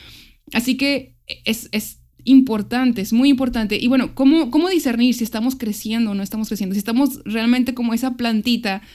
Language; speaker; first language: Spanish; native; Spanish